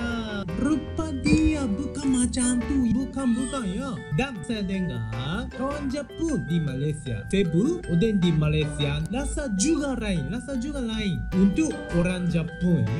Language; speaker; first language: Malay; non-native, learner; Japanese